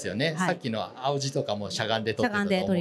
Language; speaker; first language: Japanese; native; Japanese